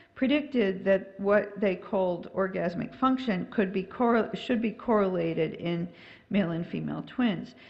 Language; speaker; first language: English; native; English